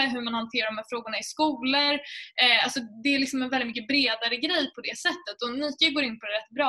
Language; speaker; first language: Swedish; native; Swedish